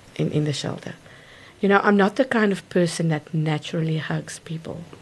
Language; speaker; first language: English; non-native, local second language; Afrikaans